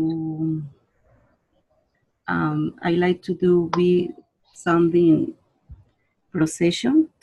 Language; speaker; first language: English; non-native, learner; Spanish